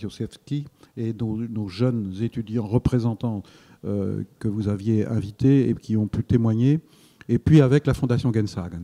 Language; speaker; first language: French; native; French